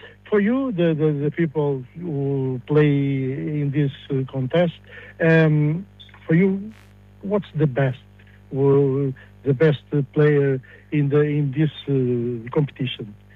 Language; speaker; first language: English; non-native, learner; Portuguese